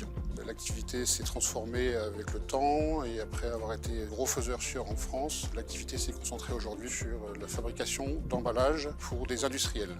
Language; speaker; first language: French; native; French